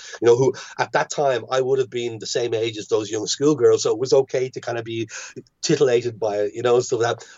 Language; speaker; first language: English; native; English